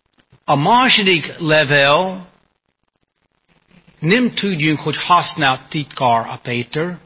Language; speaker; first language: Hungarian; non-native, fluent; English